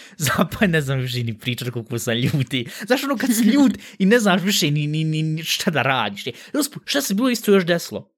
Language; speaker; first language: Bosnian; native; Bosnian